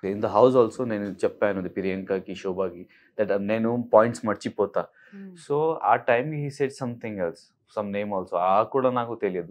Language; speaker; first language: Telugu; non-native, learner; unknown